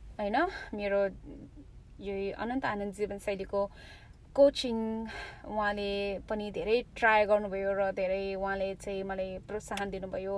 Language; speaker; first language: Nepali; early bilingual, heritage; Nepali